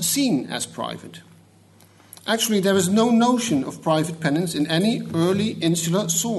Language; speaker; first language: English; non-native, fluent; Dutch